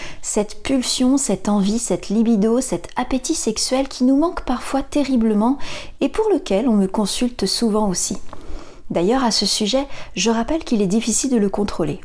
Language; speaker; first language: French; native; French